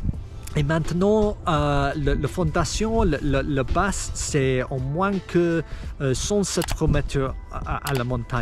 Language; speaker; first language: French; non-native, learner; English